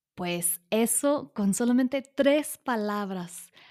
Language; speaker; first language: Spanish; non-native, fluent; English